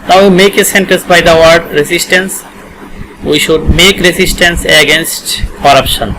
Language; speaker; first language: English; non-native, local second language; Bangla